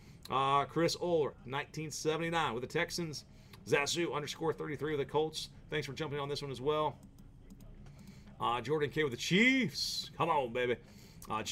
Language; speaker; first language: English; native; English